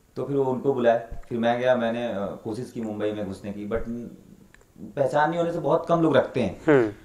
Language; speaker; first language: Hindi; native; Hindi